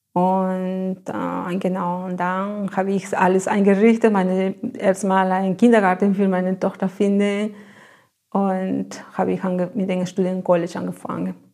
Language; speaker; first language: German; non-native, fluent; Spanish